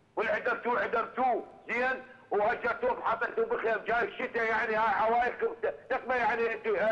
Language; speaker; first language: Arabic; native; Arabic